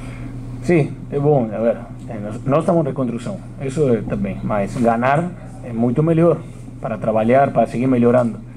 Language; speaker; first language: Portuguese; non-native, fluent; Spanish